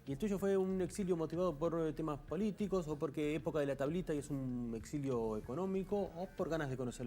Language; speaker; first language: Spanish; native; Spanish